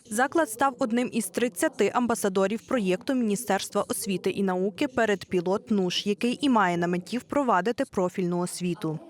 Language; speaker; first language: Ukrainian; native; Ukrainian